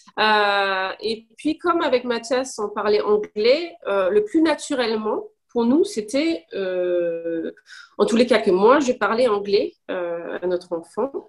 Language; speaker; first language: French; non-native, fluent; English